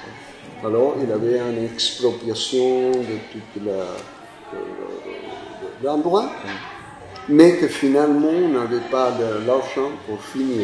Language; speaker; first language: French; non-native, fluent; Spanish